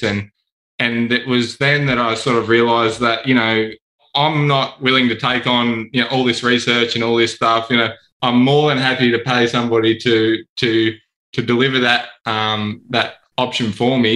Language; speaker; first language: English; native; English